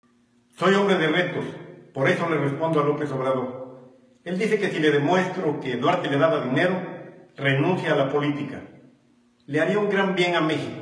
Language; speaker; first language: Spanish; native; Spanish